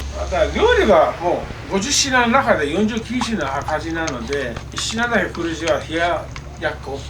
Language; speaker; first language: Japanese; non-native, fluent; Persian